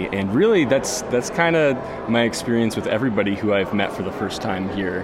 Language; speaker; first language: English; native; English